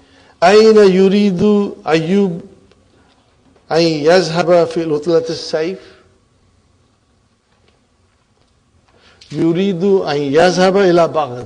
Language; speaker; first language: Arabic; non-native, fluent; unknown